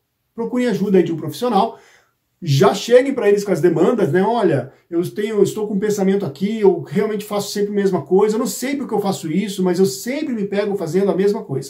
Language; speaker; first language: Portuguese; native; Portuguese